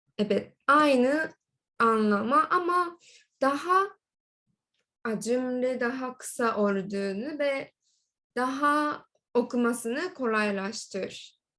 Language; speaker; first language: Turkish; non-native, learner; Japanese